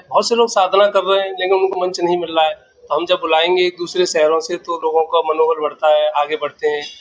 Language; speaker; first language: Hindi; native; Hindi